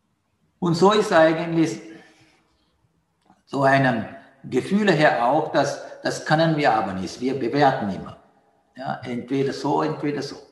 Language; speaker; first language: German; non-native, learner; Sinhala